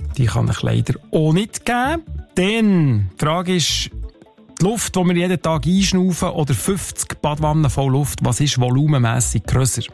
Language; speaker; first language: German; native; German